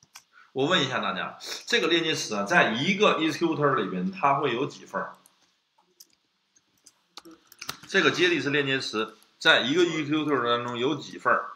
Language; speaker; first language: Chinese; native; Chinese